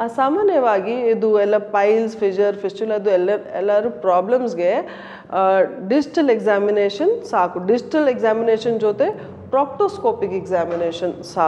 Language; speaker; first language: Kannada; non-native, learner; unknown